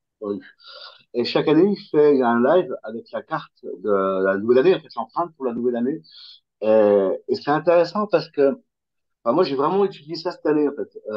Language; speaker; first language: French; native; French